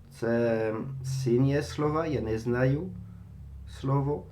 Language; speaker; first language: Ukrainian; non-native, learner; French